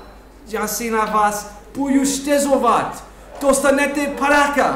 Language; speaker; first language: Czech; non-native, learner; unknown